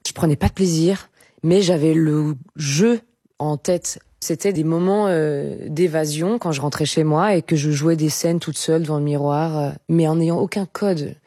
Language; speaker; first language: French; native; French